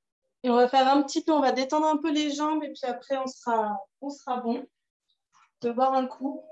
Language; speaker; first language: French; native; French